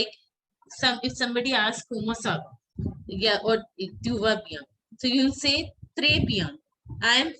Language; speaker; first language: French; non-native, fluent; Hindi